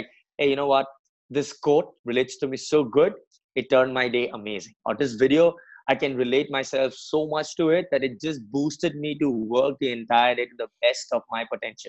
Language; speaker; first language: English; non-native, local second language; Assamese